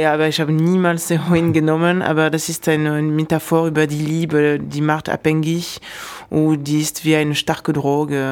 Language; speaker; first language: German; non-native, fluent; French